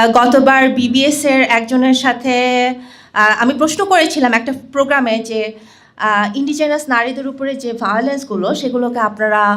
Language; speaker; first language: Bangla; non-native, local second language; Chakma